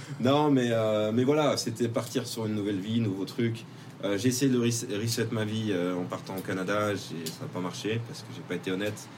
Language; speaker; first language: French; native; French